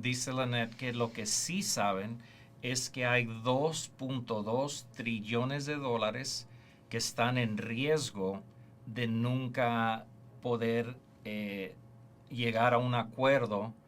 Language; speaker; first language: Spanish; early bilingual, heritage; Spanish